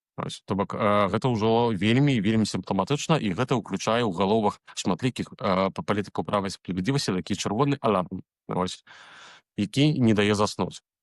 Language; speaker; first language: Belarusian; native; Belarusian